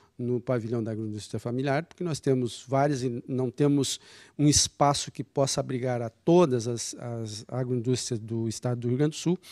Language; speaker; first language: Portuguese; native; Portuguese